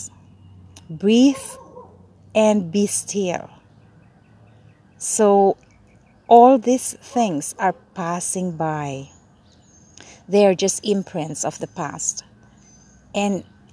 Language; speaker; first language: English; non-native, local second language; Filipino